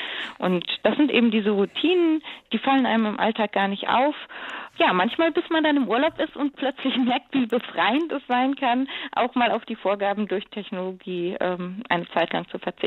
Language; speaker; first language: German; native; German